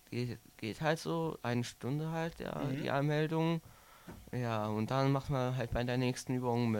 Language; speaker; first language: German; native; German